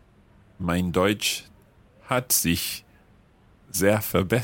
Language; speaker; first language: German; non-native, learner; English